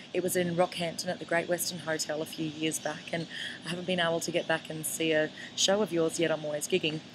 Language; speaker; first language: English; native; English